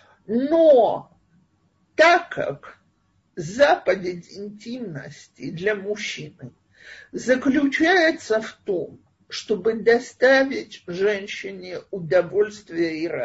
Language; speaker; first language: Russian; native; Russian